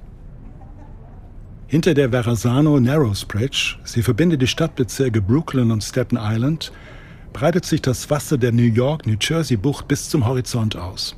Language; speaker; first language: German; native; German